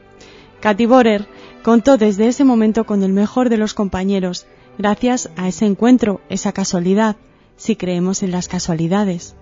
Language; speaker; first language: Spanish; native; Spanish